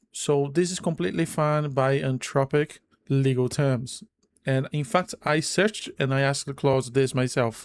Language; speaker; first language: English; non-native, fluent; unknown